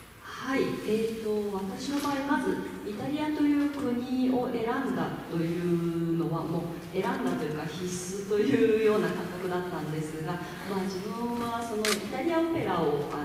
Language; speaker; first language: Japanese; native; Japanese